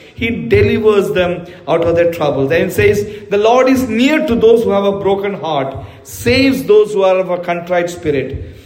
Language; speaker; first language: English; non-native, local second language; Malayalam